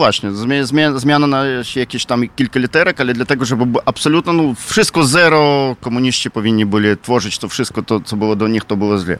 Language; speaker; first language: Polish; non-native, fluent; Ukrainian